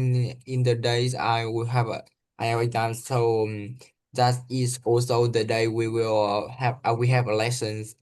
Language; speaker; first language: English; non-native, learner; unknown